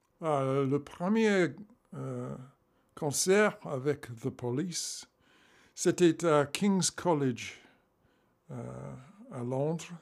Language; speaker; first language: French; non-native, learner; English